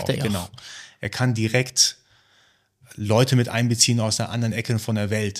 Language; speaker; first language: German; early bilingual, other home language; Persian